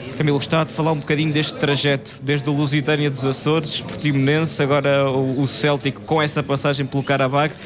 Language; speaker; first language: Portuguese; native; Portuguese